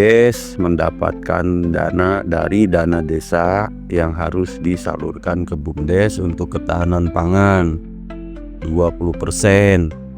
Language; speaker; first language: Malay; non-native, local second language; Sundanese